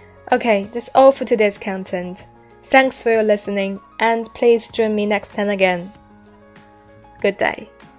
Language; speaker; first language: English; non-native, fluent; Chinese